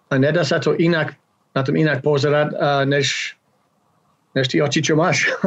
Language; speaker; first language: Slovak; non-native, fluent; English